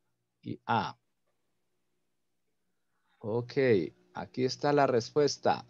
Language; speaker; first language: Spanish; non-native, fluent; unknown